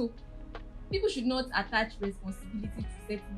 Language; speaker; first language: English; non-native, local second language; Yoruba